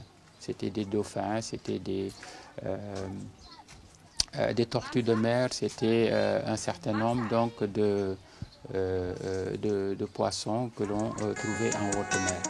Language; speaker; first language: French; non-native, local second language; Serer